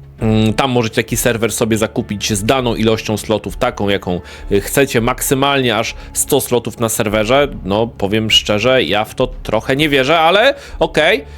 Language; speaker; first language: Polish; native; Polish